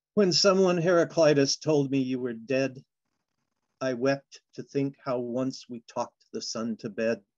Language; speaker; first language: English; native; English